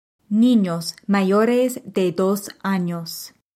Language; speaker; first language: Spanish; non-native, fluent; English